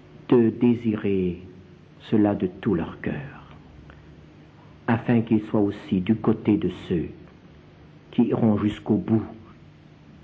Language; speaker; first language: French; native; French